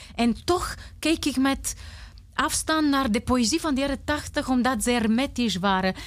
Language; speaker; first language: Dutch; non-native, fluent; Romanian